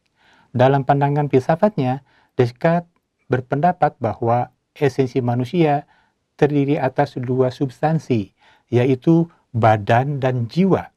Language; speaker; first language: Indonesian; native; Indonesian